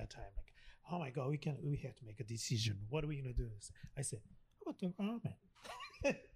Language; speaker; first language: English; non-native, learner; Japanese